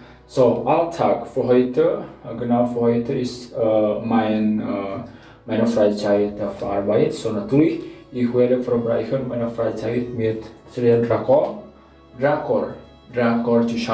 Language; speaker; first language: German; non-native, learner; Indonesian